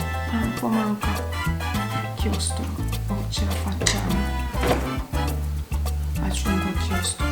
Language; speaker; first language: Italian; non-native, learner; Japanese